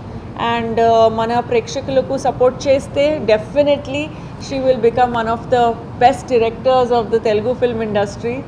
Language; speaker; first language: Telugu; non-native, local second language; Tamil